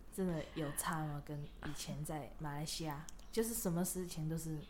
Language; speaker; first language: Chinese; non-native, local second language; Cantonese